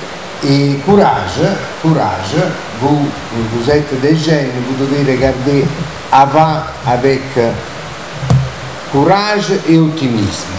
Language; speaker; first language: French; non-native, fluent; Italian